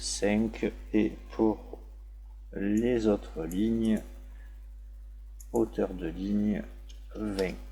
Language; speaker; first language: French; native; French